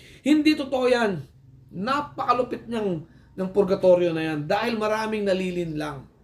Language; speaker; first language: Filipino; non-native, local second language; Iloko